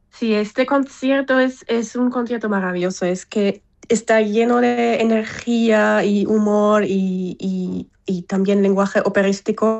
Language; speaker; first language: Spanish; non-native, fluent; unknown